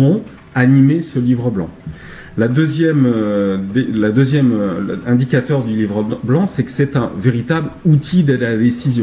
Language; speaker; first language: French; native; French